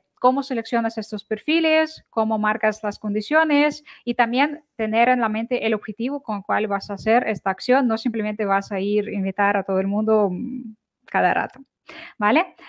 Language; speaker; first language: Spanish; non-native, fluent; Ukrainian